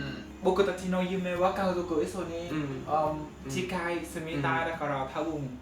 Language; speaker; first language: Japanese; non-native, learner; Vietnamese